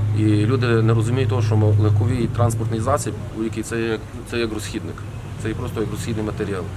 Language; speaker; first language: Ukrainian; native; Ukrainian